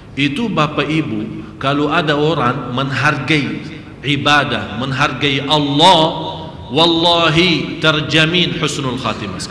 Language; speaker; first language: Malay; non-native, fluent; Arabic